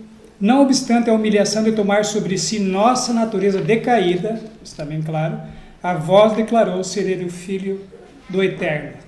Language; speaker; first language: Portuguese; native; Portuguese